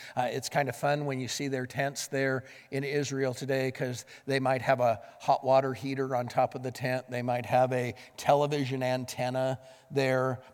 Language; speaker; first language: English; native; English